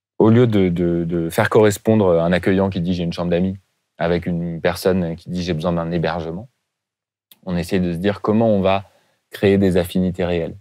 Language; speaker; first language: French; native; French